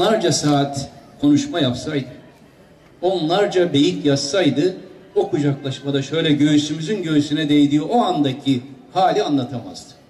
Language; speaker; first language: Turkish; native; Turkish